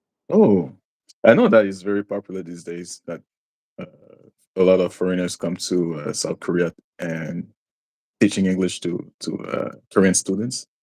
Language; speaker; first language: English; non-native, local second language; French